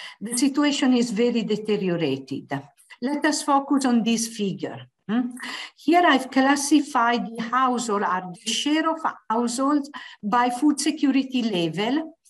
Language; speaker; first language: English; non-native, fluent; Italian